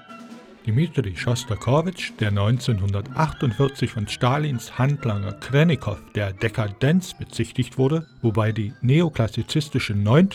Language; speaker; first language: German; native; German